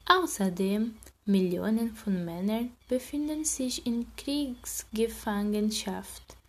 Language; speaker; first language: German; non-native, learner; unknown